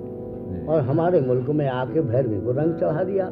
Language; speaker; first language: Urdu; non-native, local second language; Punjabi